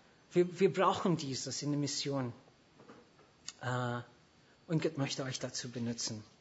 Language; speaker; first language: German; non-native, fluent; English